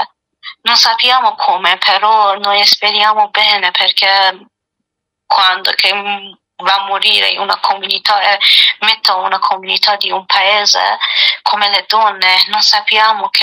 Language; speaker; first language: Italian; non-native, learner; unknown